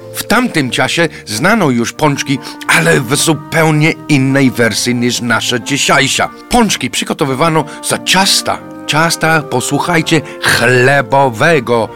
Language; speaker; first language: Polish; non-native, fluent; English